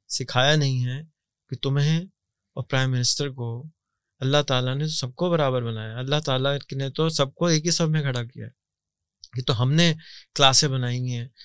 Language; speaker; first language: Urdu; native; Urdu